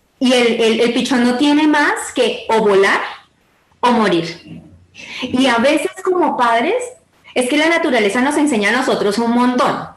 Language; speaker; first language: Spanish; native; Spanish